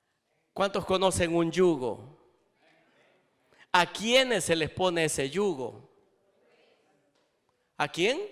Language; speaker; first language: Spanish; native; Spanish